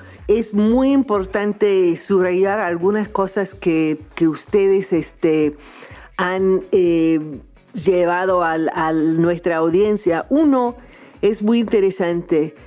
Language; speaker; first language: Spanish; non-native, fluent; English